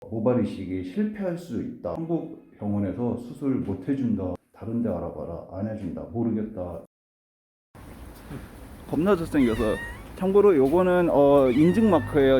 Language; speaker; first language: Korean; native; Korean